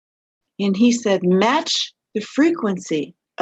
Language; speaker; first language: English; native; English